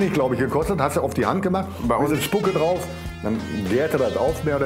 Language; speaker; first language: German; native; German